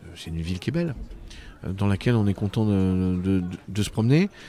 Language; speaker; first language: French; native; French